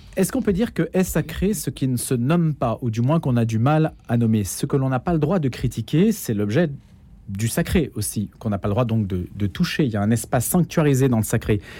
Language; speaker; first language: French; native; French